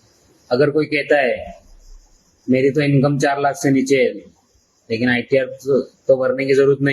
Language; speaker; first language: Hindi; native; Hindi